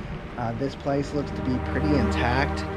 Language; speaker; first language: English; native; English